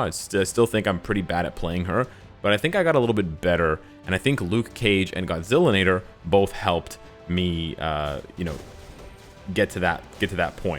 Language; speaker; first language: English; native; English